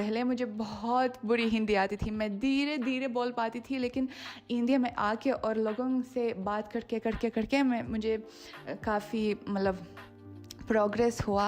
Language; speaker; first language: Hindi; non-native, fluent; Russian